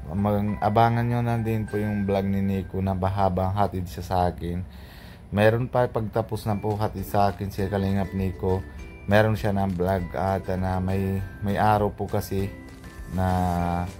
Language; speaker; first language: Filipino; non-native, learner; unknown